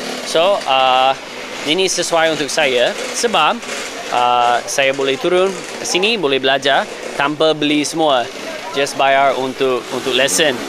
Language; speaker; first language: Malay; non-native, fluent; English